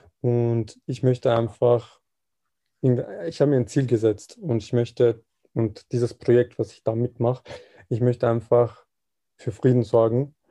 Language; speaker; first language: German; early bilingual, other home language; Serbian